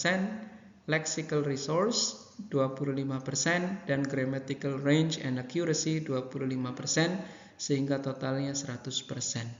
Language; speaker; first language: Indonesian; native; Indonesian